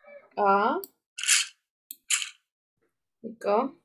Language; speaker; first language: French; non-native, fluent; Spanish